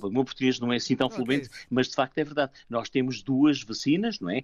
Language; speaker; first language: Portuguese; native; Portuguese